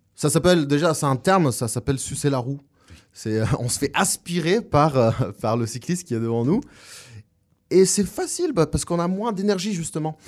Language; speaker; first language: French; non-native, fluent; Spanish